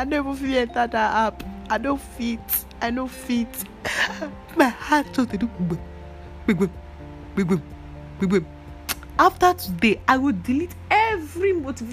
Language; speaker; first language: English; non-native, local second language; Yoruba